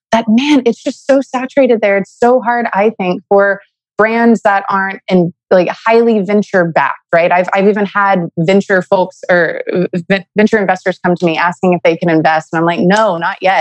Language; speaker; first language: English; native; English